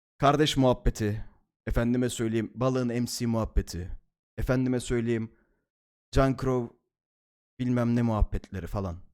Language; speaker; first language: Turkish; native; Turkish